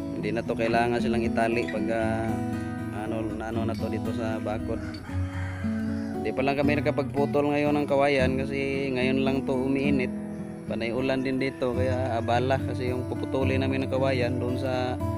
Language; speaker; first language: Filipino; non-native, local second language; Waray